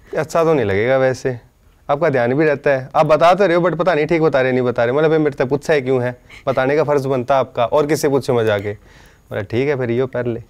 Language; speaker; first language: Hindi; native; Hindi